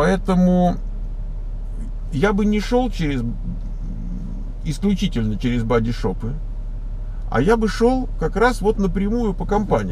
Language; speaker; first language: Russian; native; Russian